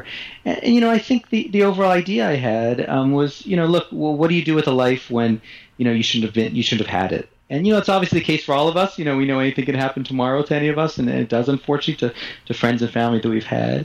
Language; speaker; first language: English; native; English